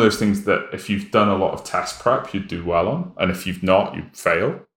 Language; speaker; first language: English; native; English